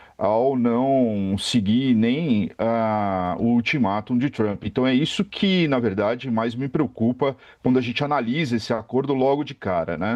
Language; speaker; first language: Portuguese; native; Portuguese